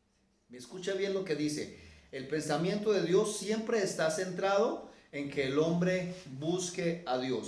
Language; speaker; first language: Spanish; native; Spanish